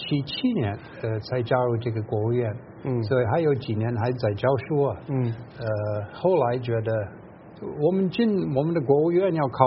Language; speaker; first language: Chinese; non-native, fluent; English